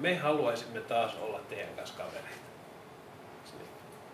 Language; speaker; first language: Finnish; native; Finnish